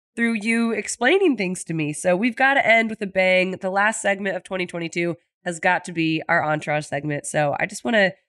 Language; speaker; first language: English; native; English